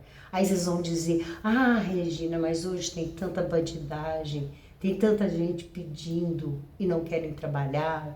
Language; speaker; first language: Portuguese; native; Portuguese